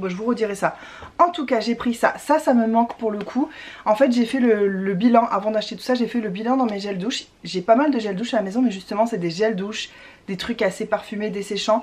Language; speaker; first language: French; native; French